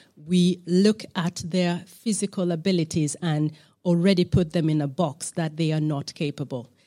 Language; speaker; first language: English; non-native, local second language; Acoli